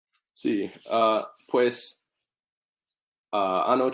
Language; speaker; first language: Spanish; non-native, learner; English